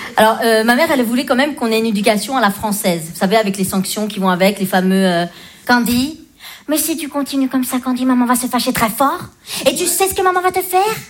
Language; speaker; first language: French; early bilingual, other home language; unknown